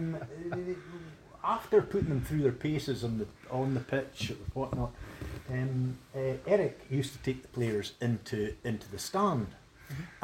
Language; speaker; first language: English; native; English